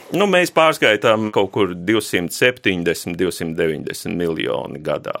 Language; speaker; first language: Latvian; native; Latvian